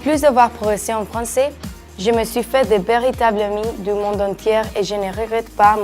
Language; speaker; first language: French; non-native, fluent; Spanish